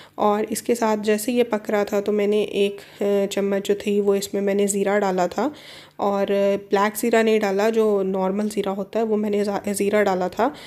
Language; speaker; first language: Hindi; native; Hindi